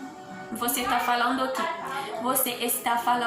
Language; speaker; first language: Portuguese; non-native, learner; Haitian Creole